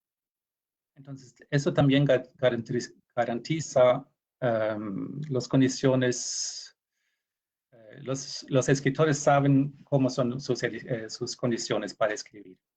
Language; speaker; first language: Spanish; non-native, fluent; Norwegian